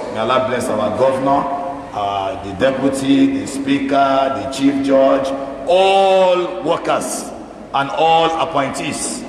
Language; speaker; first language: English; non-native, local second language; Yoruba